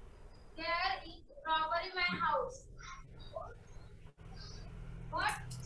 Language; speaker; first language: English; non-native, learner; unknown